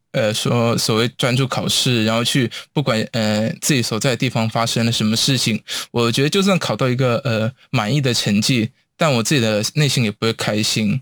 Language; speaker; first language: Chinese; non-native, local second language; Cantonese